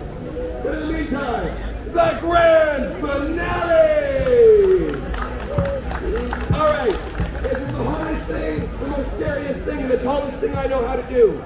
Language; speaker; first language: English; native; English